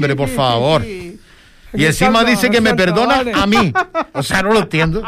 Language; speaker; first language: Spanish; native; Spanish